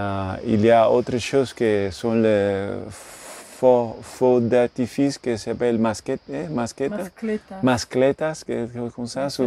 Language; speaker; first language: French; non-native, learner; Spanish